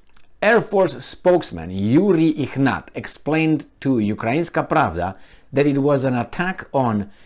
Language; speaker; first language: English; non-native, fluent; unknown